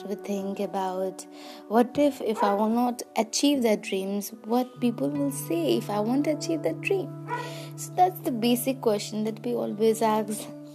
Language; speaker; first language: English; non-native, local second language; Nepali